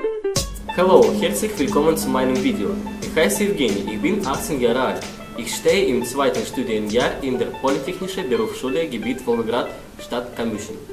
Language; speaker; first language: German; non-native, learner; Russian